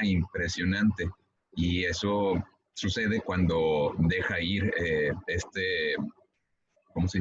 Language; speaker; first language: Spanish; native; Spanish